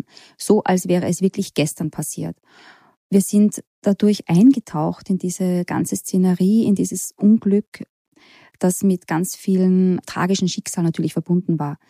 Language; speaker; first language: German; native; German